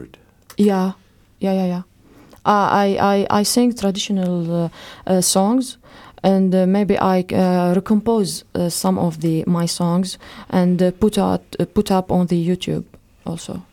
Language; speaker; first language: English; non-native, fluent; Arabic